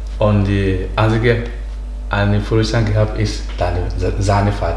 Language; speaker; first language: German; non-native, learner; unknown